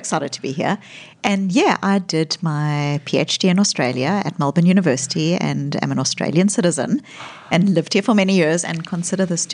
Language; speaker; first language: English; native; English